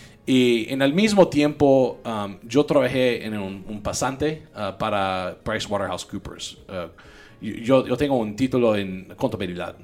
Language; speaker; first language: Spanish; non-native, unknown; English